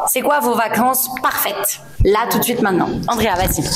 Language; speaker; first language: French; native; French